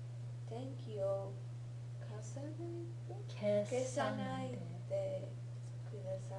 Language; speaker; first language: Japanese; non-native, learner; English